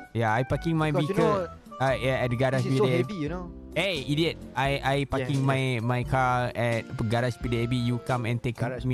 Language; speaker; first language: English; non-native, learner; Malay